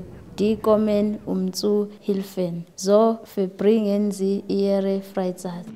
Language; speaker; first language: German; non-native, learner; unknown